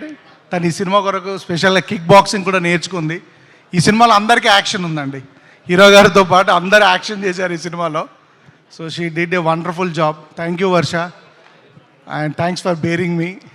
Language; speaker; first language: Telugu; native; Telugu